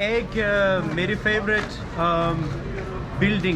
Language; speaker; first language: Hindi; non-native, learner; Turkish